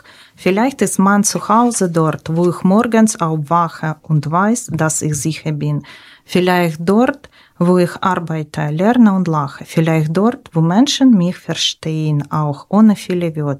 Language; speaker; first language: German; non-native, learner; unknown